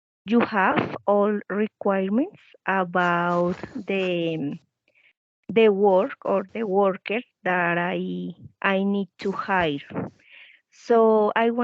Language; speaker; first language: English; non-native, learner; Spanish